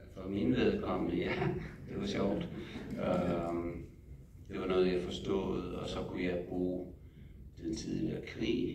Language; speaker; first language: Danish; non-native, fluent; English